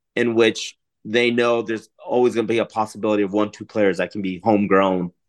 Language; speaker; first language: English; native; English